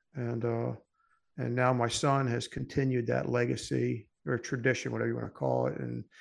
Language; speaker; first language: English; early bilingual, other home language; French